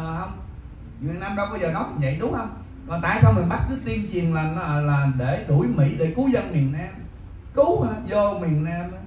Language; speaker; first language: Vietnamese; native; Vietnamese